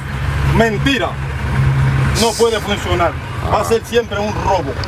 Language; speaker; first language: Spanish; native; Spanish